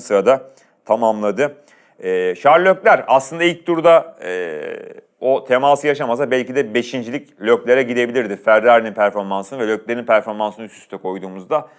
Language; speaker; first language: Turkish; native; Turkish